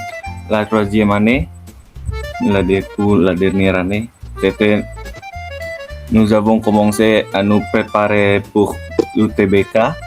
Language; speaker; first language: French; non-native, learner; Indonesian